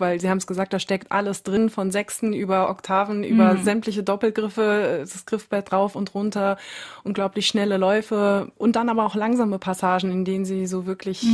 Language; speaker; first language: German; native; German